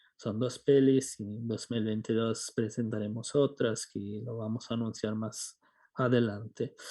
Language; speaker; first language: Spanish; non-native, fluent; German